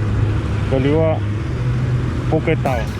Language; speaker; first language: English; non-native, local second language; Filipino